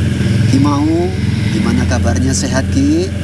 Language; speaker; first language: Indonesian; native; Indonesian